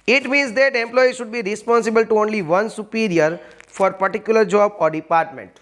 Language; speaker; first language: English; non-native, local second language; Gujarati